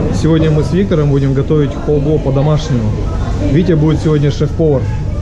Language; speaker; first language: Russian; native; Russian